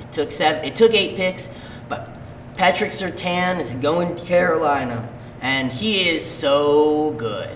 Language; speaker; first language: English; native; English